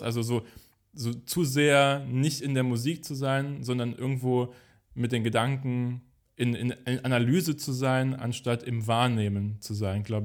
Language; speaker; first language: German; native; German